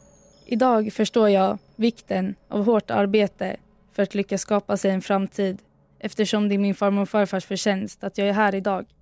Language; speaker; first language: Swedish; early bilingual, heritage; Finnish